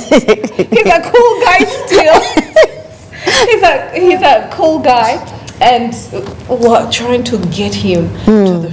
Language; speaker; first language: English; non-native, local second language; Ganda